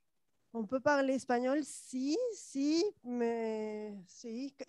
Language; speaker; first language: French; non-native, fluent; Spanish